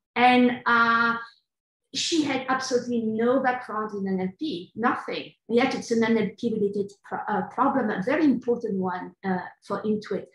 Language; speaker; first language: English; non-native, fluent; French